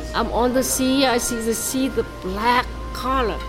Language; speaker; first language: English; non-native, learner; Vietnamese